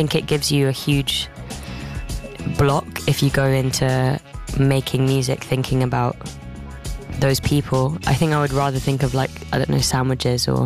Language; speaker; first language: English; native; English